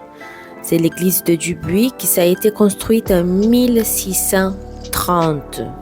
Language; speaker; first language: French; non-native, fluent; Portuguese